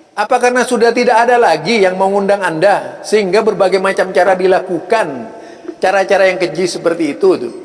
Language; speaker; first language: Indonesian; non-native, local second language; Madurese